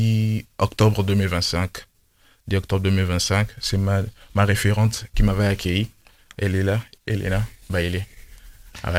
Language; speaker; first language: French; non-native, local second language; Lingala